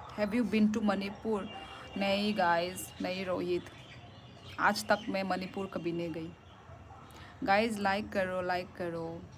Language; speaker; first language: Hindi; non-native, local second language; Kok Borok